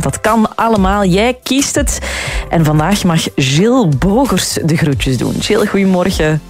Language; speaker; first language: Dutch; native; Dutch